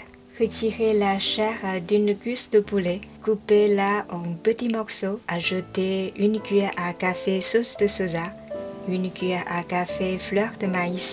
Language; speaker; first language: French; non-native, learner; Chinese